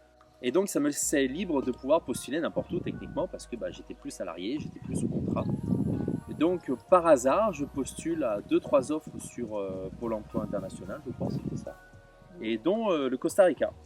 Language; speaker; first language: French; native; French